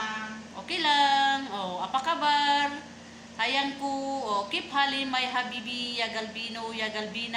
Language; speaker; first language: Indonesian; non-native, learner; Filipino